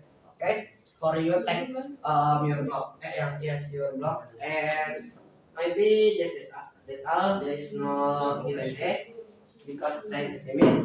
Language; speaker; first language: English; non-native, learner; Indonesian